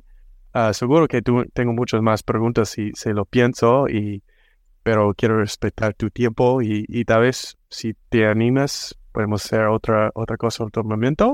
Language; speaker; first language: Spanish; non-native, fluent; English